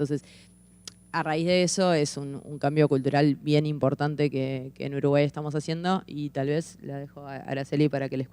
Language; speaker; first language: Spanish; native; Spanish